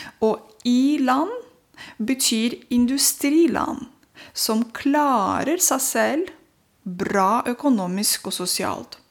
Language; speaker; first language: Norwegian; non-native, fluent; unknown